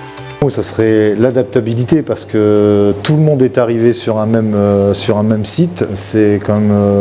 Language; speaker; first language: French; native; French